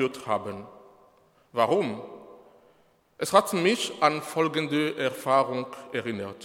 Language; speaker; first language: German; non-native, fluent; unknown